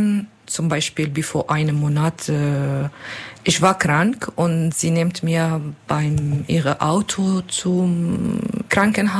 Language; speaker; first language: German; non-native, learner; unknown